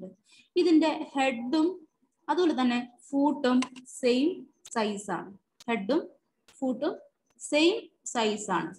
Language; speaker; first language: Malayalam; native; Malayalam